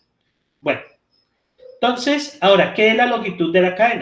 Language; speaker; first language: Spanish; native; Spanish